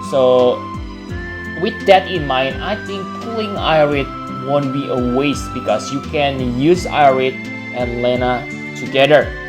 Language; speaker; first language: English; non-native, fluent; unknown